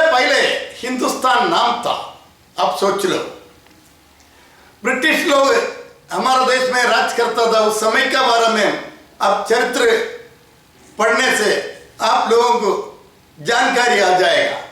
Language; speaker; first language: Hindi; non-native, local second language; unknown